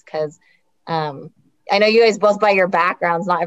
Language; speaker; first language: English; native; English